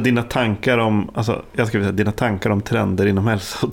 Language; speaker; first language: Swedish; native; Swedish